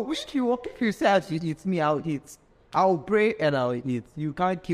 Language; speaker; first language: English; non-native, local second language; Akan